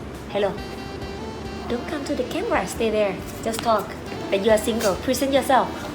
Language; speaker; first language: English; non-native, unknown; Northeastern Thai